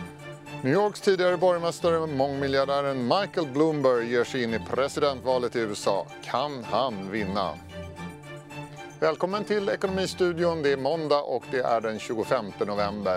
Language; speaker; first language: Swedish; native; Swedish